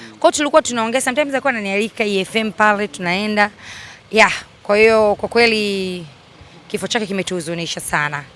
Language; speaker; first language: Swahili; native; Swahili